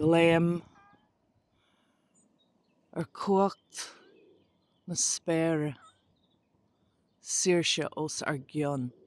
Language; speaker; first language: Irish; non-native, local second language; English